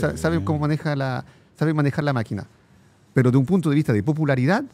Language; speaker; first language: Spanish; non-native, fluent; French